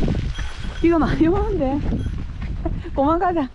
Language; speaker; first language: Korean; native; Korean